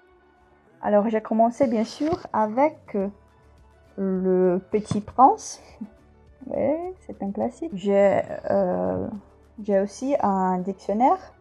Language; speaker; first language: French; non-native, fluent; Portuguese